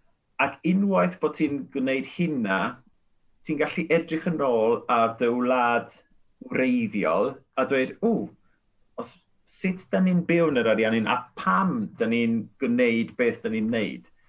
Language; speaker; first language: Welsh; non-native, fluent; Spanish